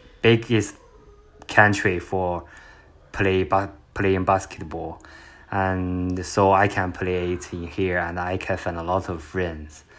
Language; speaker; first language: English; non-native, learner; Chinese